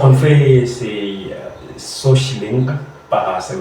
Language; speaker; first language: French; non-native, learner; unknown